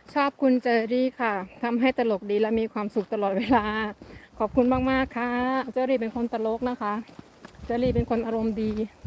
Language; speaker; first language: Thai; native; Thai